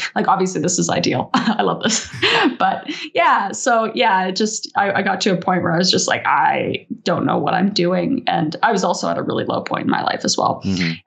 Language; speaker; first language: English; native; English